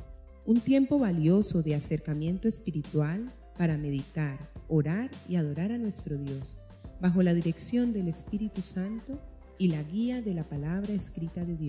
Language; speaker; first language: Spanish; native; Spanish